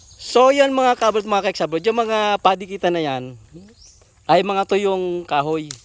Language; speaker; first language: Filipino; native; Filipino